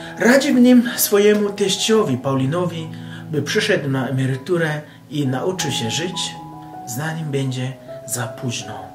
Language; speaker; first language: Polish; non-native, fluent; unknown